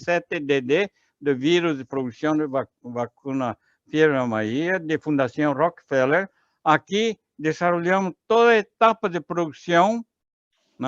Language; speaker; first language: Spanish; non-native, learner; Portuguese